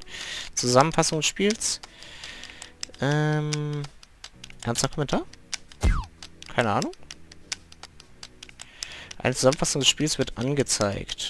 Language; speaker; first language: German; native; German